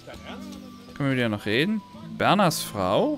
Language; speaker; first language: German; native; German